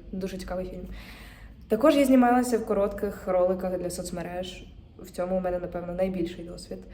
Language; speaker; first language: Ukrainian; native; Ukrainian